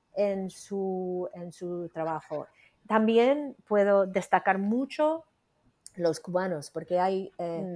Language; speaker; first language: Spanish; non-native, fluent; English